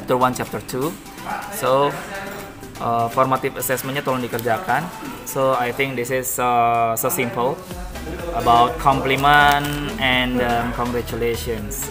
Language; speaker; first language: English; non-native, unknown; Indonesian